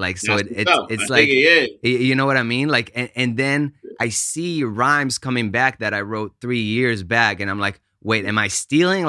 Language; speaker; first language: English; non-native, fluent; Hebrew